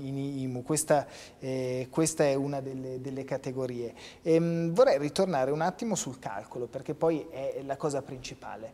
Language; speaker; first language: Italian; native; Italian